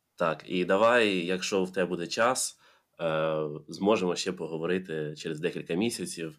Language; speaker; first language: Ukrainian; native; Ukrainian